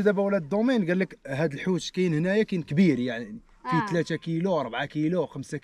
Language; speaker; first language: Arabic; native; Arabic